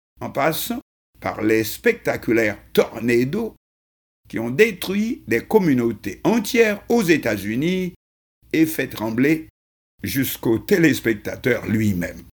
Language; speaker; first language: French; non-native, local second language; Haitian Creole